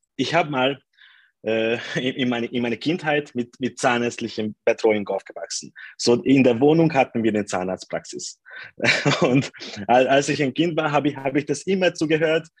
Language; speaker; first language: German; non-native, fluent; Hungarian